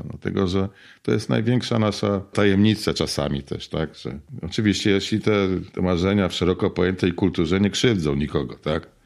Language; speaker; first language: Polish; native; Polish